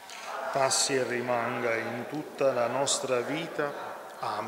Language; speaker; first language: Italian; native; Italian